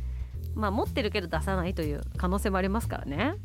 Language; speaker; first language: Japanese; native; Japanese